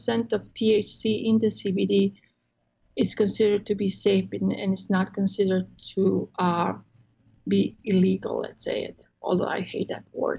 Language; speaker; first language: English; non-native, fluent; Croatian